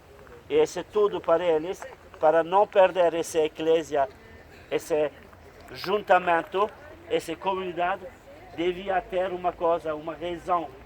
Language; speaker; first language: Portuguese; non-native, fluent; Turkish